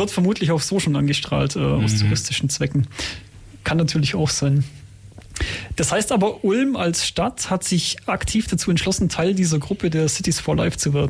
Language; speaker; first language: German; native; German